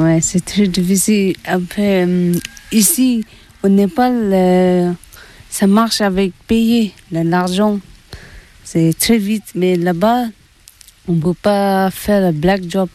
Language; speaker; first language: French; non-native, learner; Tibetan